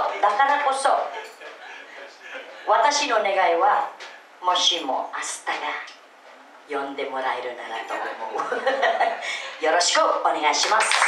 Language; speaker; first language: Japanese; non-native, fluent; Filipino